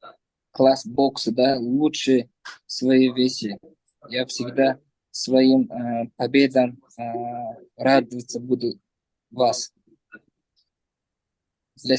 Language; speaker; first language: Russian; non-native, learner; Uzbek